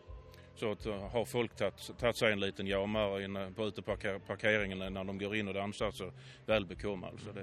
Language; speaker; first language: Swedish; native; Swedish